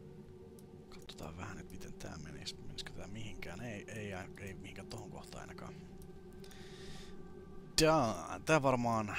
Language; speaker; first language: Finnish; native; Finnish